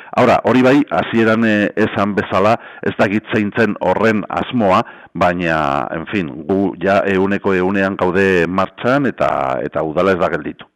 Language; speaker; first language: Basque; native; Basque